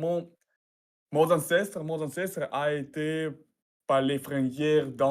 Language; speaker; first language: French; non-native, learner; Russian